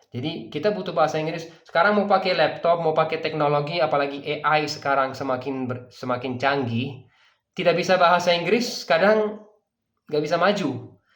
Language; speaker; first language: Indonesian; non-native, fluent; Persian